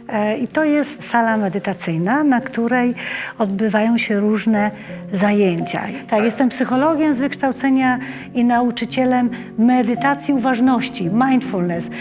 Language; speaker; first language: Polish; native; Polish